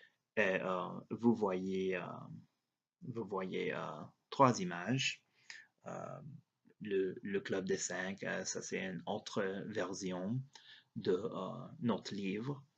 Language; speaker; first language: French; non-native, learner; English